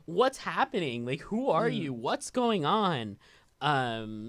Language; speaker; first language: English; native; English